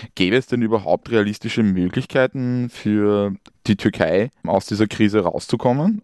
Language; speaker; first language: German; native; German